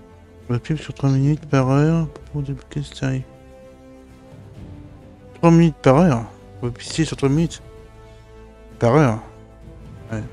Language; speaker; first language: French; native; French